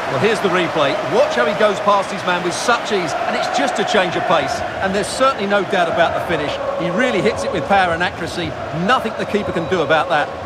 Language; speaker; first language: English; native; English